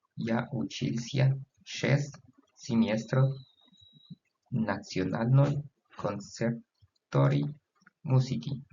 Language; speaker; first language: Russian; non-native, learner; Spanish